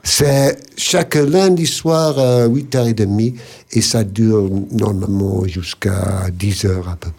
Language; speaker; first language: French; non-native, fluent; English